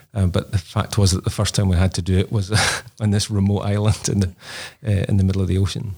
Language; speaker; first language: English; native; English